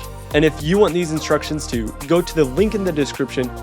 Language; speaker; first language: English; native; English